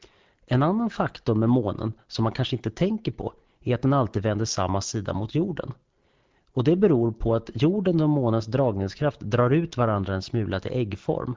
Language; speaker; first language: Swedish; native; Swedish